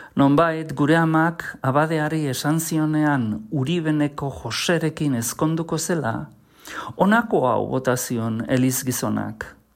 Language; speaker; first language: Basque; native; Basque